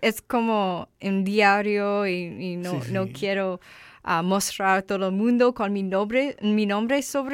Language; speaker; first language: Spanish; non-native, learner; English